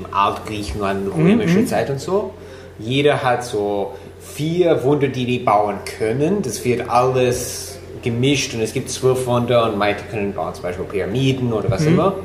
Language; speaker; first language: German; non-native, fluent; English